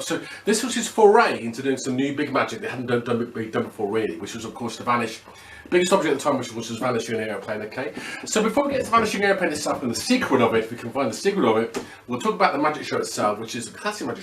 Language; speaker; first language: English; native; English